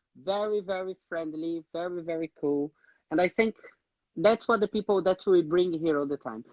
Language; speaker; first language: English; non-native, fluent; Portuguese